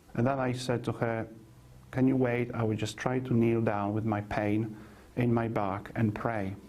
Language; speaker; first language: English; non-native, fluent; Polish